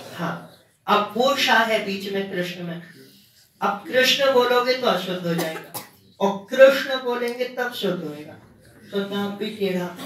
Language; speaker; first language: Hindi; native; Hindi